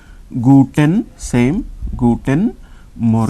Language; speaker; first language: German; non-native, learner; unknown